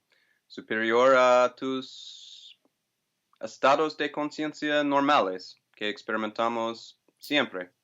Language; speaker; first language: Spanish; non-native, fluent; English